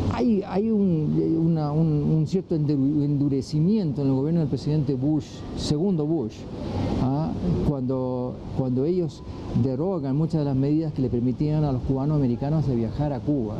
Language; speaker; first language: Spanish; native; Spanish